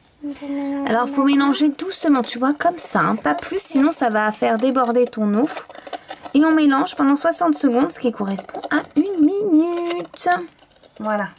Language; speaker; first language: French; native; French